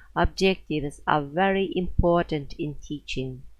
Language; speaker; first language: English; non-native, fluent; Kazakh